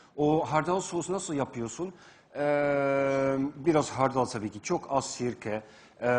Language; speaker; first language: Turkish; non-native, fluent; Dutch